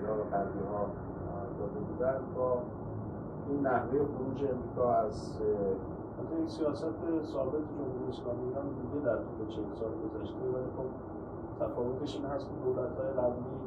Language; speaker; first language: Persian; native; Persian